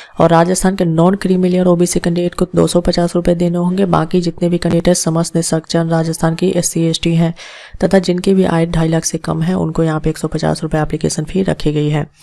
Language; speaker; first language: Hindi; native; Hindi